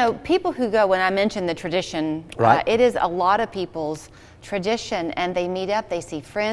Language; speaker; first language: English; native; English